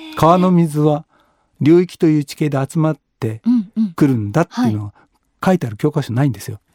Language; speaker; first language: Japanese; native; Japanese